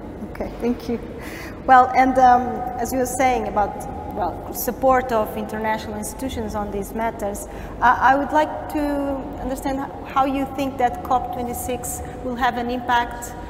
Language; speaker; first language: English; non-native, fluent; Portuguese